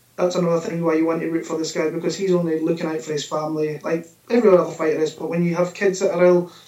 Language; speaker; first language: English; native; English